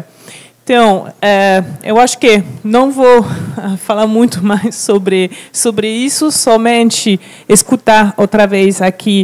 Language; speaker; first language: Portuguese; non-native, fluent; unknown